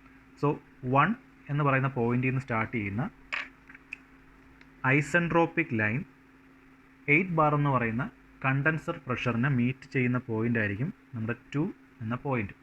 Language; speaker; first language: Malayalam; native; Malayalam